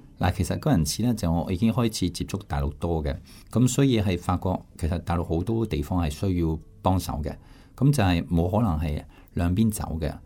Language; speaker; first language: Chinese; non-native, fluent; French